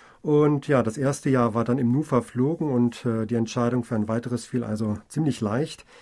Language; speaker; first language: German; native; German